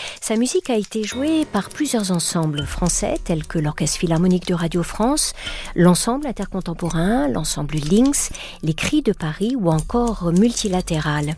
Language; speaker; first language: French; native; French